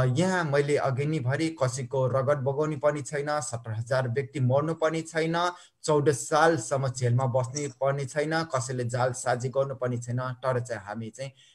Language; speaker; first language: Nepali; non-native, local second language; Newari